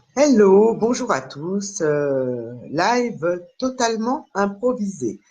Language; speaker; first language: French; native; French